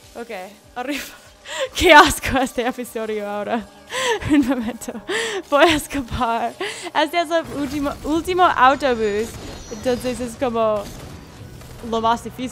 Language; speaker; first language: Spanish; non-native, learner; English